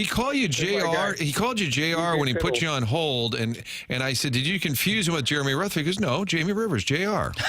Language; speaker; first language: English; native; English